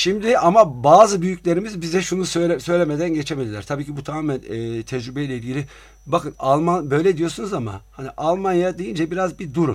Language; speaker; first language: Turkish; native; Turkish